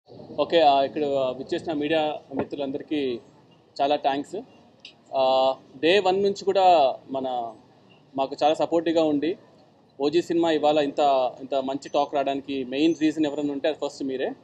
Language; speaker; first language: Telugu; native; Telugu